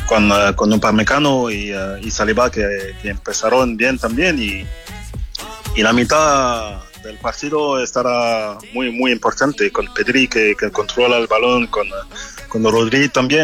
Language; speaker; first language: Spanish; non-native, fluent; French